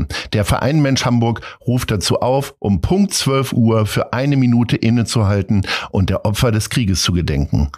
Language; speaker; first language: German; native; German